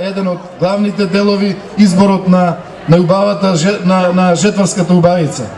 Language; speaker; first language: Macedonian; native; Macedonian